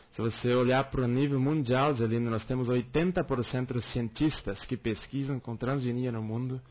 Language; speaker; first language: Portuguese; native; Portuguese